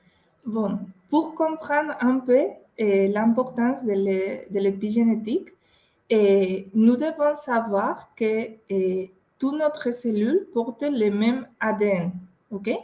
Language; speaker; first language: French; non-native, fluent; Spanish